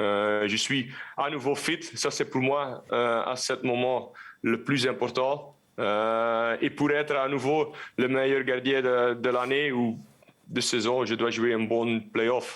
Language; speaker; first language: French; non-native, local second language; Dutch